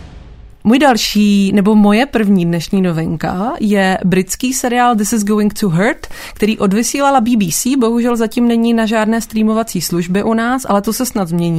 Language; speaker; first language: Czech; native; Czech